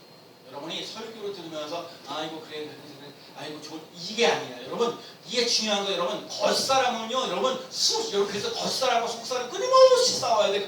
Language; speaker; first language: Korean; native; Korean